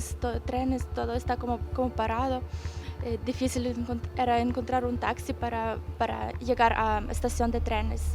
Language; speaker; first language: Spanish; non-native, fluent; Ukrainian